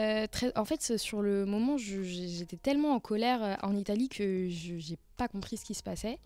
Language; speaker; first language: French; native; French